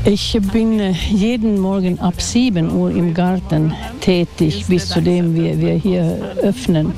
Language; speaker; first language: German; non-native, fluent; Swedish